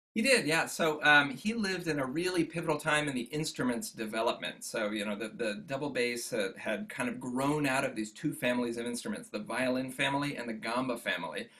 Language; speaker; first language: English; native; English